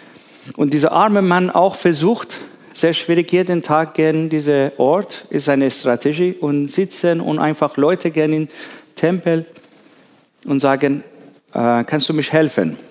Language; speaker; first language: German; non-native, learner; Persian